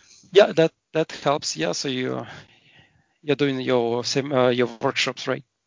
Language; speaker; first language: English; non-native, fluent; Russian